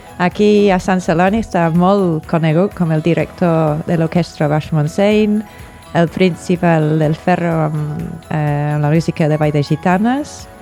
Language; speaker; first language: Catalan; non-native, fluent; English